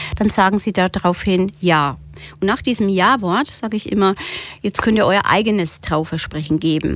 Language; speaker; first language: German; native; German